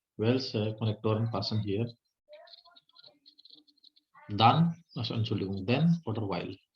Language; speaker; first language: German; non-native, learner; Hindi